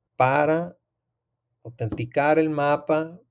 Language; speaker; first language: Spanish; native; Spanish